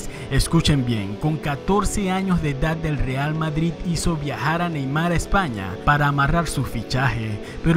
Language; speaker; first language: Spanish; native; Spanish